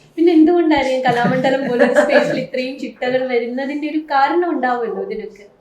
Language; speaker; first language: Malayalam; native; Malayalam